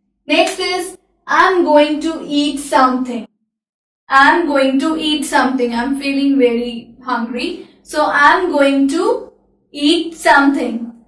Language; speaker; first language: English; non-native, local second language; Hindi